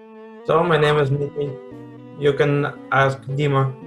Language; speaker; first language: English; non-native, fluent; Russian